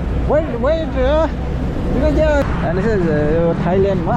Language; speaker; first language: English; non-native, learner; Nepali